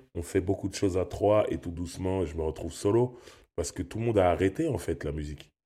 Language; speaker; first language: French; native; French